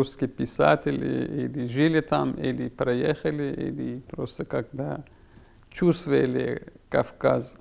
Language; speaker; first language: Russian; non-native, fluent; Persian